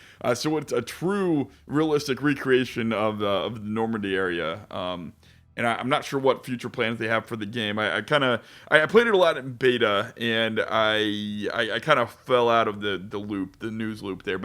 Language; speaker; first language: English; native; English